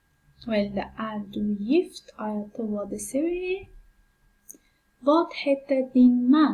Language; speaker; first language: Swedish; non-native, fluent; Pashto